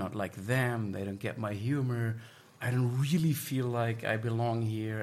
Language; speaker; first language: English; non-native, fluent; German